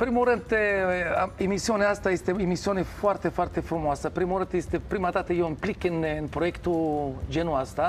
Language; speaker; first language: Romanian; non-native, learner; Hebrew